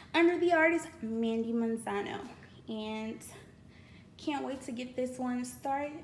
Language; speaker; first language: English; native; English